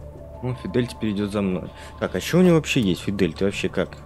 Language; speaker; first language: Russian; native; Russian